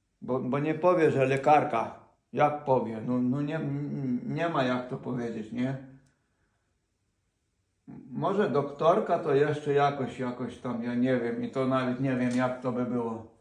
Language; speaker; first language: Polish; non-native, fluent; Ukrainian